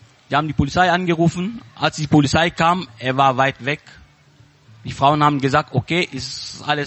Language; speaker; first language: German; non-native, learner; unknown